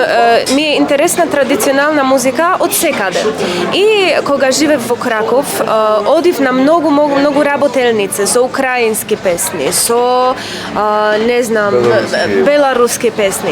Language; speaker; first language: Macedonian; non-native, learner; Polish